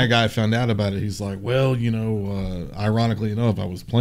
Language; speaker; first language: English; native; English